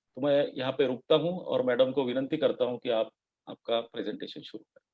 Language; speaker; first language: Hindi; non-native, local second language; Marathi